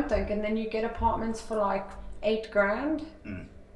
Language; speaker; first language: English; native; English